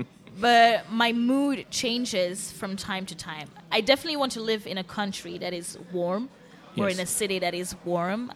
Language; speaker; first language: English; non-native, fluent; Dutch